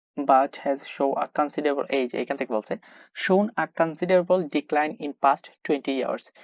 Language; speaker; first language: English; non-native, local second language; Bangla